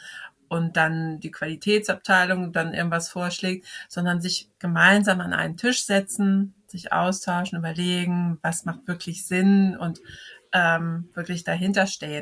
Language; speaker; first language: German; native; German